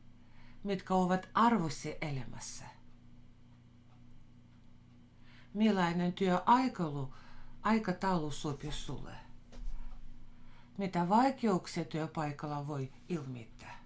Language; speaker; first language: Finnish; non-native, fluent; Russian